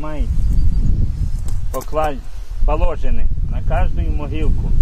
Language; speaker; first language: Russian; non-native, local second language; Ukrainian